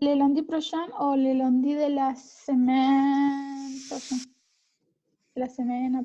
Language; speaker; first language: French; non-native, learner; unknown